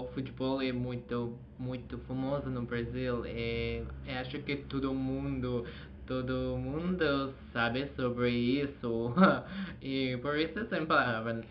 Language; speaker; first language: Portuguese; non-native, learner; Azerbaijani